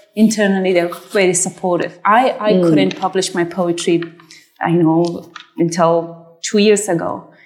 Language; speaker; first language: English; non-native, fluent; Persian